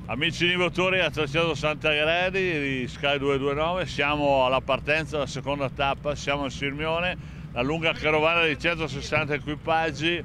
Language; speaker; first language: Italian; native; Italian